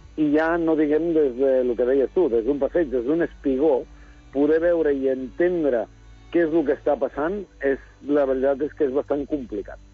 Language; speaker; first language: Catalan; early bilingual, other home language; Spanish